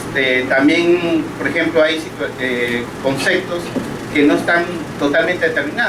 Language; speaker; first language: Spanish; native; Spanish